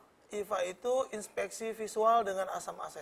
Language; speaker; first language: Indonesian; native; Indonesian